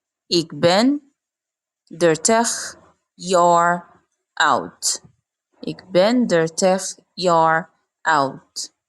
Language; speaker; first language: Dutch; non-native, learner; Arabic